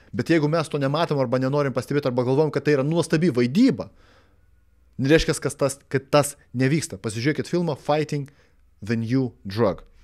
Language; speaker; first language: Lithuanian; non-native, local second language; Russian